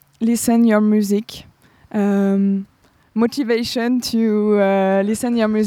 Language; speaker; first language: English; non-native, learner; French